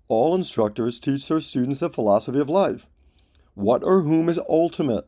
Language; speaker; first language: English; native; English